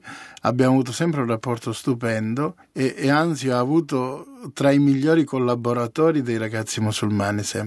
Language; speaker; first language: Italian; native; Italian